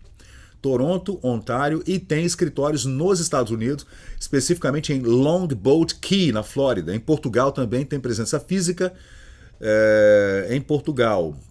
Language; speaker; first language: Portuguese; native; Portuguese